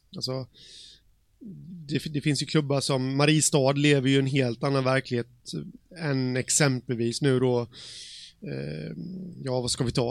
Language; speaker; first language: Swedish; native; Swedish